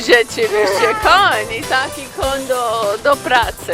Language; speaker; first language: Polish; non-native, learner; English